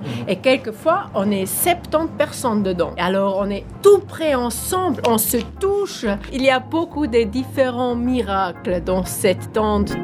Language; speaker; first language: French; non-native, local second language; German